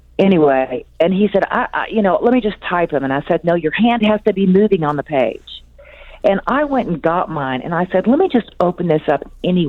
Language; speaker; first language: English; native; English